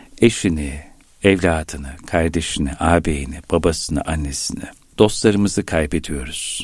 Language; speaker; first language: Turkish; native; Turkish